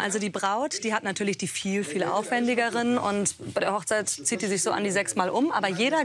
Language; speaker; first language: German; native; German